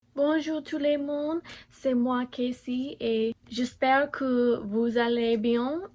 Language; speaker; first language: French; non-native, learner; English